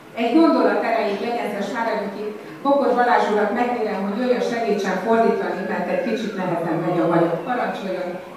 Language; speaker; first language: Hungarian; native; Hungarian